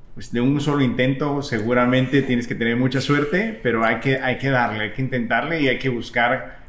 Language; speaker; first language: Spanish; native; Spanish